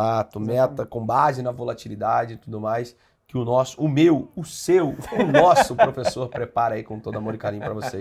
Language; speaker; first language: Portuguese; native; Portuguese